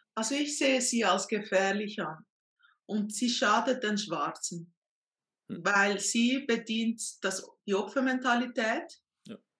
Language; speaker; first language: German; non-native, fluent; Portuguese